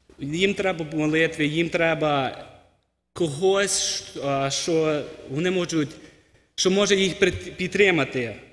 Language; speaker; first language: Ukrainian; early bilingual, heritage; Ukrainian